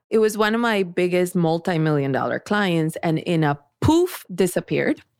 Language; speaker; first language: English; early bilingual, other home language; Spanish